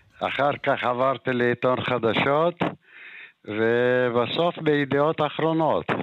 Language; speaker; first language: Hebrew; non-native, local second language; Arabic